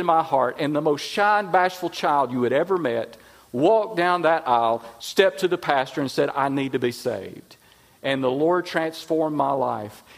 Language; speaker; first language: English; native; English